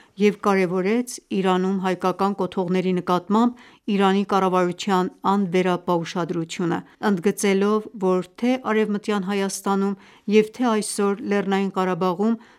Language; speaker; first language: Armenian; early bilingual, heritage; Armenian